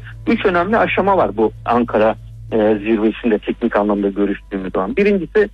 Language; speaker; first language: Turkish; native; Turkish